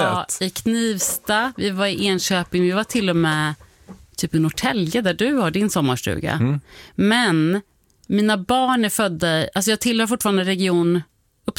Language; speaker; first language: Swedish; native; Swedish